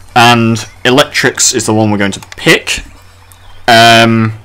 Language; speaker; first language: English; native; English